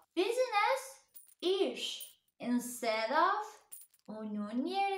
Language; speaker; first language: Turkish; non-native, learner; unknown